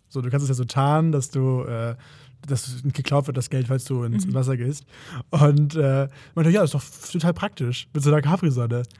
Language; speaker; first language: German; native; German